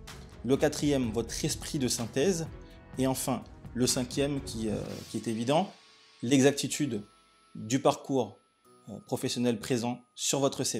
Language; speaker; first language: French; native; French